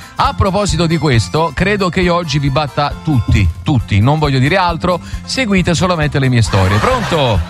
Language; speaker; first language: Italian; native; Italian